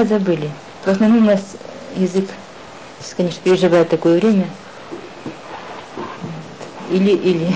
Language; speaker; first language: Russian; non-native, local second language; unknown